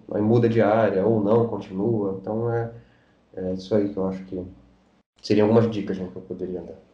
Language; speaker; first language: Portuguese; native; Portuguese